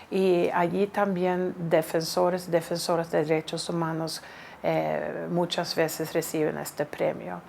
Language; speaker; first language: Spanish; non-native, fluent; Swedish